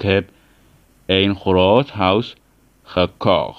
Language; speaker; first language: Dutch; non-native, learner; Tigrinya